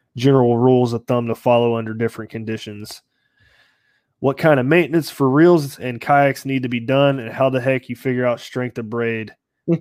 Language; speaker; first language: English; native; English